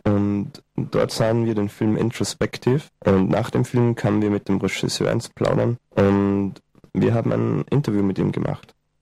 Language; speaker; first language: German; native; German